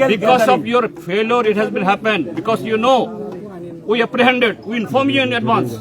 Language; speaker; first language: English; non-native, local second language; Bangla